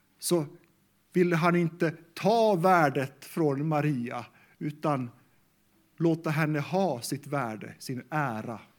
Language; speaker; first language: Swedish; native; Swedish